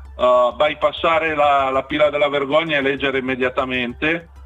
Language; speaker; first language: Italian; native; Italian